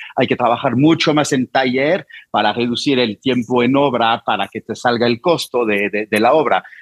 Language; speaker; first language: Spanish; non-native, fluent; French